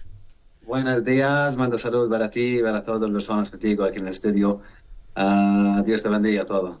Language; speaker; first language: Spanish; non-native, learner; Arabic